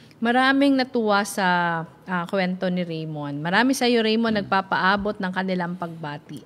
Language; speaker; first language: Filipino; non-native, local second language; Bikol